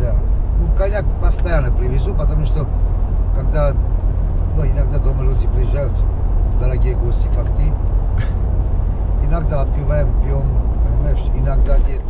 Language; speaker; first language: Russian; non-native, local second language; Armenian